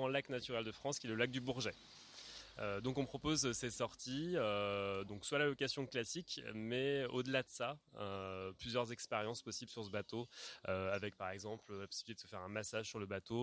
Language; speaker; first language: French; native; French